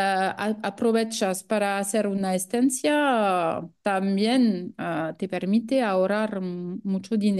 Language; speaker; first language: Spanish; non-native, fluent; French